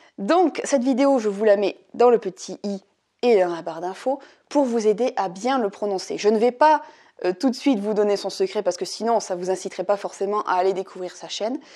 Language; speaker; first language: French; native; French